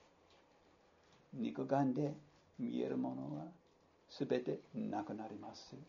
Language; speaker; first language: Japanese; non-native, fluent; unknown